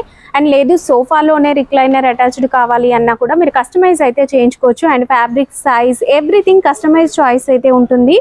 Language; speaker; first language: Telugu; native; Telugu